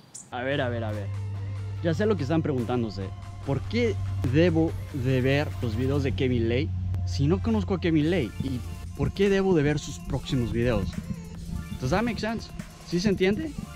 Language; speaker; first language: Spanish; early bilingual, heritage; Spanish